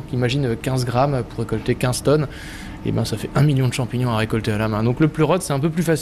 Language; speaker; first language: French; native; French